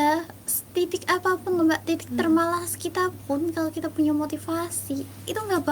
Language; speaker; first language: Indonesian; native; Indonesian